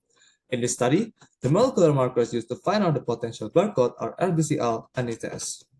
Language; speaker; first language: English; non-native, learner; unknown